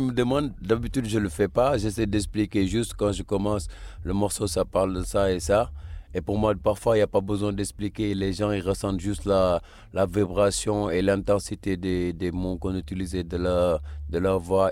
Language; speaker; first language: French; non-native, local second language; Wolof